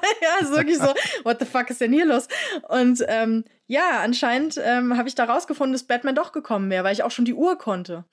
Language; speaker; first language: German; native; German